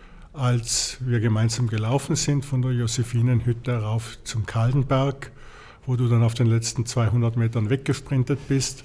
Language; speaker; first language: German; native; German